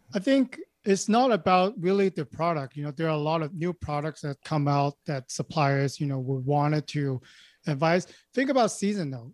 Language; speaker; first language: English; non-native, local second language; Cantonese